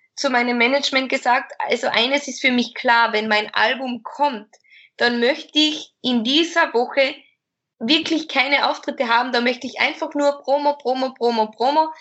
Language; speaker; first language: German; native; German